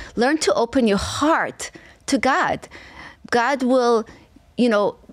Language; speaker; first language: English; non-native, fluent; Hebrew